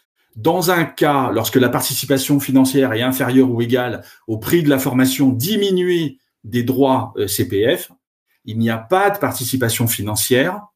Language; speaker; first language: French; native; French